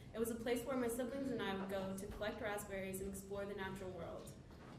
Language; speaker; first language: English; native; English